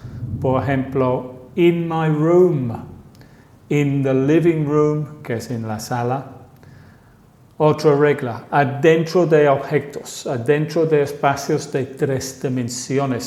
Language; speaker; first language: Spanish; non-native, fluent; English